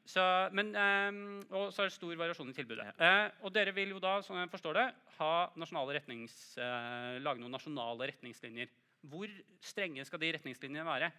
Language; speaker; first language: Norwegian; native; Norwegian